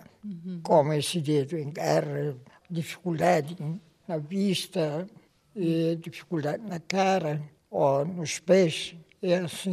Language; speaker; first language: Portuguese; non-native, local second language; Kabuverdianu